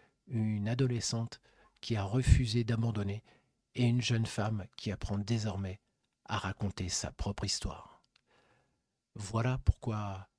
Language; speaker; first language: French; native; French